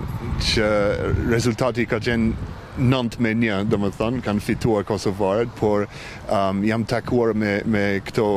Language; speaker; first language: Albanian; non-native, fluent; English